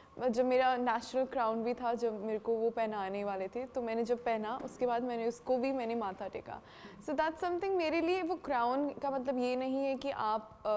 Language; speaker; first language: Hindi; non-native, local second language; Punjabi